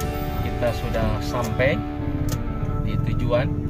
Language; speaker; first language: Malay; non-native, local second language; Sundanese